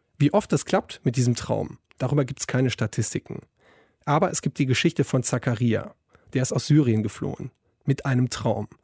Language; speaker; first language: German; native; German